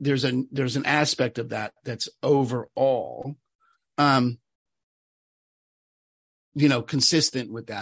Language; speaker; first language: English; native; English